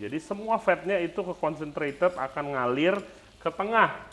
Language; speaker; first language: Indonesian; native; Indonesian